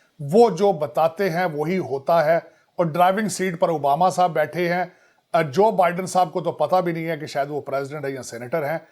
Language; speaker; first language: Urdu; non-native, local second language; Punjabi